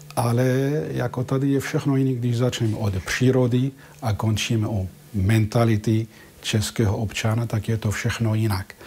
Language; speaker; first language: Czech; non-native, fluent; Arabic